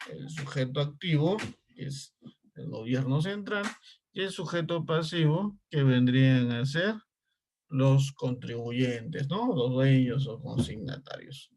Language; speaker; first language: Spanish; native; Spanish